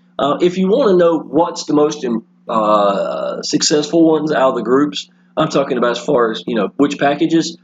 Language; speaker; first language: English; native; English